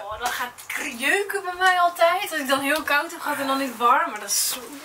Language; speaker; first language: Dutch; native; Dutch